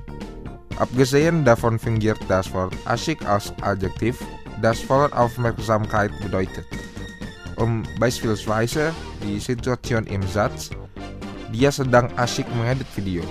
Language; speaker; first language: German; non-native, fluent; Indonesian